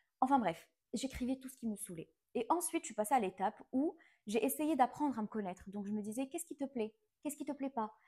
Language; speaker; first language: French; non-native, local second language; Arabic